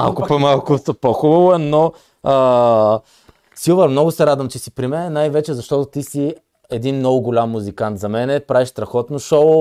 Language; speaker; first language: Bulgarian; native; Bulgarian